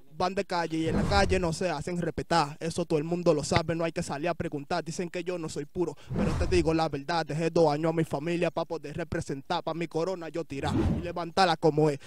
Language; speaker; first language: Spanish; native; Spanish